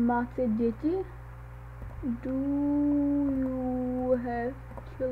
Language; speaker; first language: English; non-native, learner; Czech